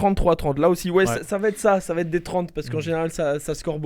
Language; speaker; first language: French; native; French